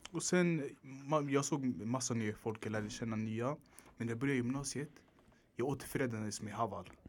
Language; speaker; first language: Swedish; early bilingual, other home language; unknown